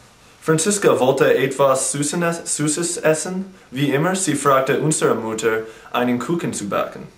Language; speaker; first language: German; non-native, learner; English